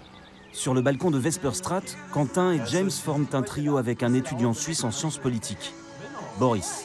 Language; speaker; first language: French; native; French